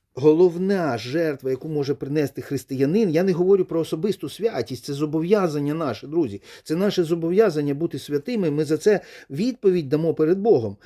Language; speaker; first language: Ukrainian; non-native, local second language; Russian